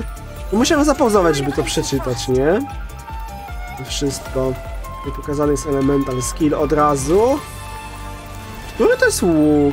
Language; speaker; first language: Polish; native; Polish